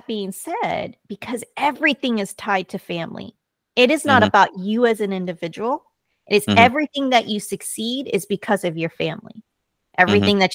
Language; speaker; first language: English; early bilingual, other home language; Korean